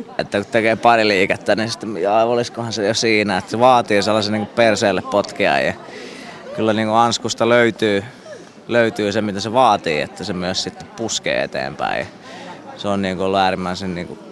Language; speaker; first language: Finnish; native; Finnish